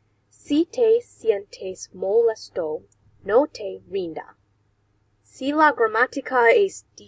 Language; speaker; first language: Spanish; non-native, learner; English